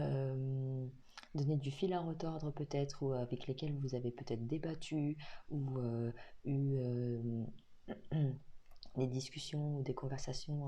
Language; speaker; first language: French; native; French